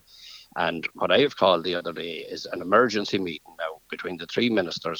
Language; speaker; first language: English; native; English